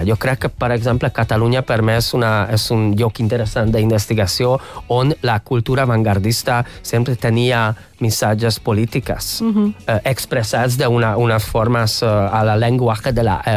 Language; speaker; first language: Catalan; non-native, fluent; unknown